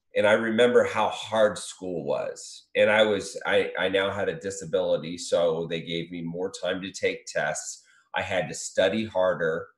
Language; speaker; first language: English; native; English